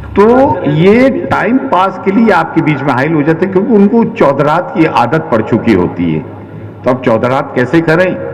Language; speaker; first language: Urdu; native; Urdu